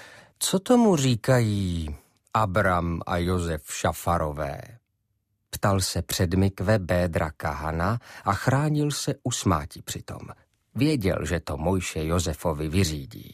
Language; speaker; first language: Czech; native; Czech